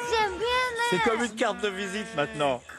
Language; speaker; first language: French; native; French